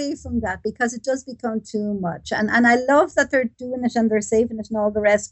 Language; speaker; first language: English; native; English